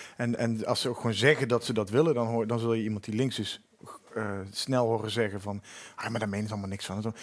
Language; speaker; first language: Dutch; native; Dutch